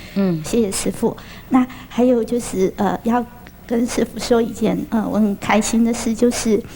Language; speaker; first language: Chinese; early bilingual, heritage; Chinese